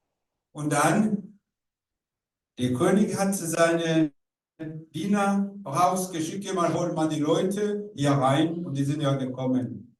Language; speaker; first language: German; non-native, learner; Rundi